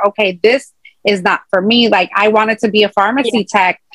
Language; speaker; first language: English; native; English